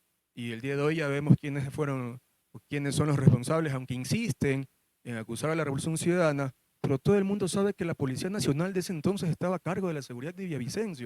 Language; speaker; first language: Spanish; native; Spanish